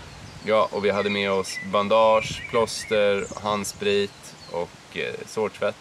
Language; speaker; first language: Swedish; native; Swedish